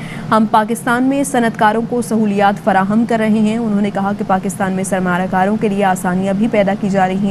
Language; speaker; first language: Urdu; native; Urdu